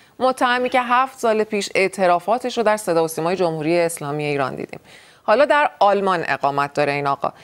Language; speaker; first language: Persian; native; Persian